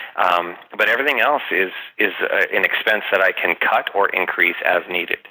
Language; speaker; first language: English; native; English